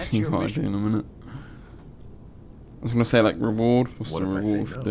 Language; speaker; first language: English; native; English